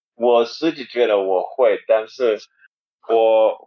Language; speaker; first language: Chinese; non-native, learner; English